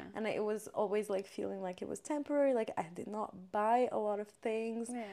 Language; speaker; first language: English; non-native, fluent; French